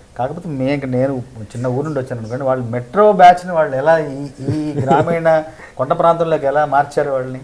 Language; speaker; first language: Telugu; native; Telugu